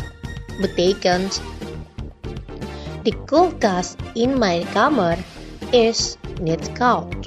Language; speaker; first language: Dutch; non-native, learner; Indonesian